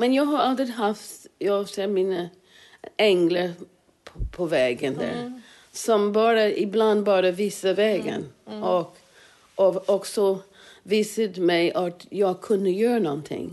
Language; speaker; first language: Swedish; non-native, fluent; English